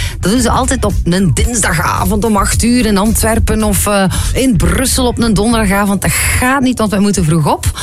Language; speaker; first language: Dutch; native; Dutch